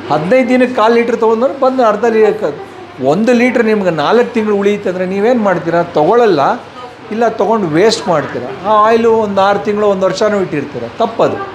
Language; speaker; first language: Kannada; native; Kannada